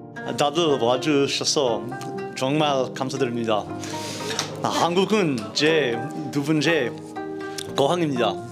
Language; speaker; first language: Korean; non-native, fluent; English